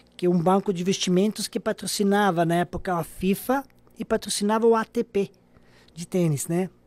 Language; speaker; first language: Portuguese; non-native, fluent; Serbian